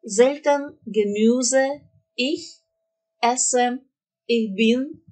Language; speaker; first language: German; non-native, fluent; Russian